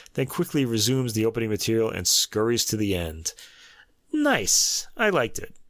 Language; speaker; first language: English; native; English